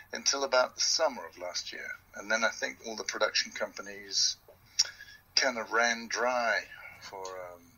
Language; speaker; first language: English; native; English